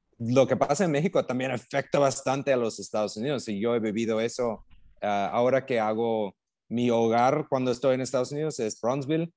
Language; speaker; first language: Spanish; non-native, fluent; English